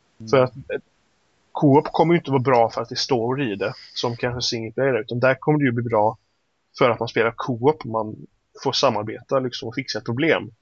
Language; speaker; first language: Swedish; native; Swedish